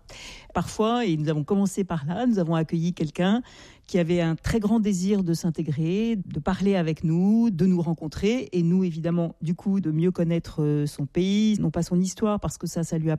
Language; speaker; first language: French; native; French